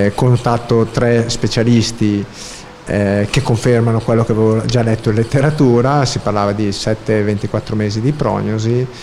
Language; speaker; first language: Italian; native; Italian